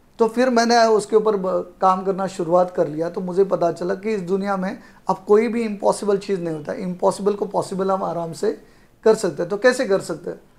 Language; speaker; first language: Hindi; non-native, local second language; Marathi